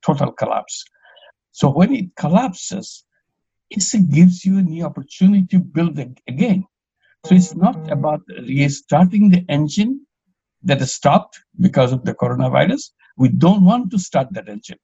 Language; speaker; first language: English; non-native, local second language; Bangla